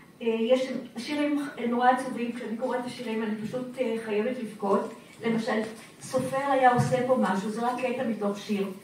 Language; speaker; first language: Hebrew; native; Hebrew